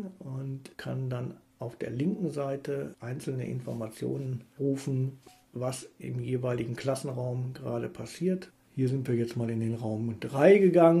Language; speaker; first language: German; native; German